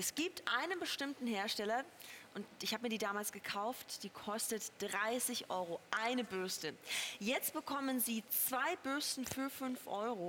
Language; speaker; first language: German; native; German